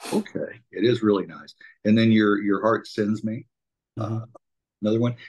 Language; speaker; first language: English; native; English